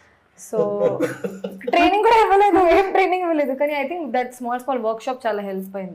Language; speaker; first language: Telugu; non-native, fluent; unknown